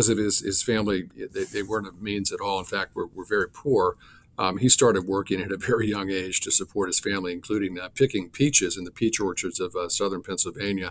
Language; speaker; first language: English; native; English